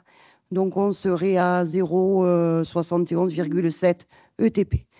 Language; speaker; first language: French; native; French